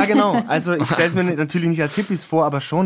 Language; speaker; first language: German; native; German